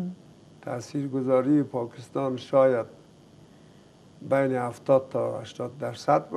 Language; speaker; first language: Persian; native; Persian